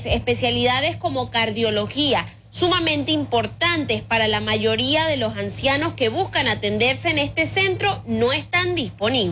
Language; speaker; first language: Spanish; native; Spanish